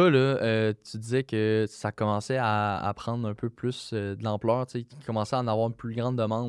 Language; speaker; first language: French; native; French